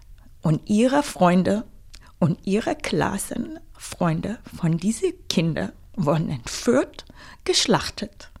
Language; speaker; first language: German; non-native, fluent; Hebrew